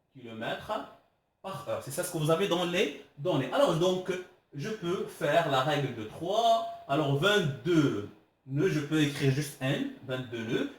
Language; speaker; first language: French; non-native, local second language; Arabic